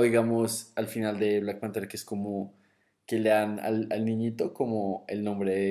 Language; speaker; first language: Spanish; native; Spanish